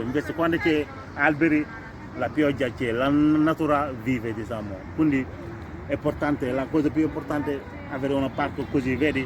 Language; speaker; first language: Italian; non-native, fluent; Wolof